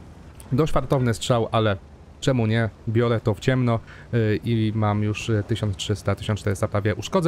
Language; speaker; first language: Polish; native; Polish